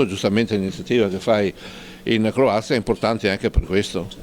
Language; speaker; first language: Italian; native; Italian